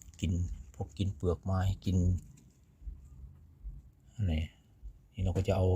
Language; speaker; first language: Thai; native; Thai